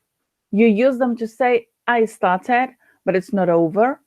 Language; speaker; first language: English; non-native, fluent; Spanish